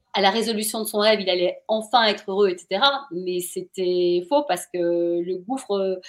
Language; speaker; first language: French; native; French